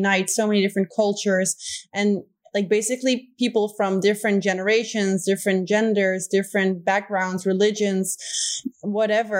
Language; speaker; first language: English; non-native, fluent; Dutch